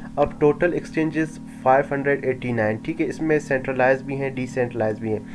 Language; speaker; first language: Urdu; non-native, local second language; Baluchi